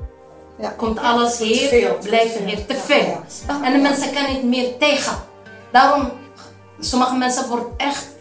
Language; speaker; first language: Dutch; non-native, learner; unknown